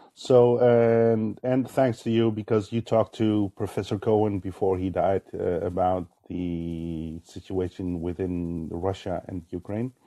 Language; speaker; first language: English; non-native, fluent; Dutch